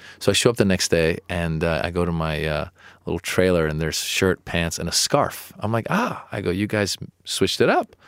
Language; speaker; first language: English; early bilingual, other home language; Persian